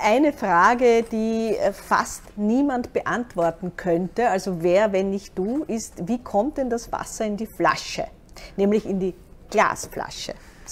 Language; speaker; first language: German; native; German